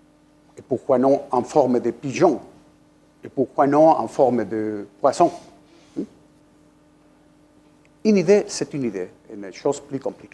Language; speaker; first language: French; non-native, fluent; Spanish